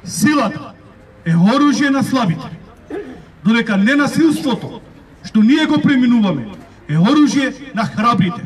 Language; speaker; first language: Macedonian; native; Macedonian